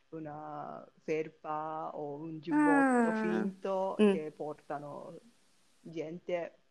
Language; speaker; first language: Italian; non-native, learner; Japanese